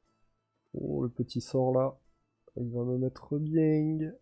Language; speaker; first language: French; native; French